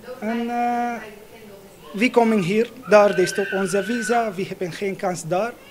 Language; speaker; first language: Dutch; non-native, learner; Arabic